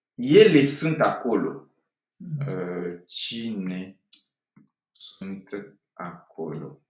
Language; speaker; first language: Romanian; non-native, fluent; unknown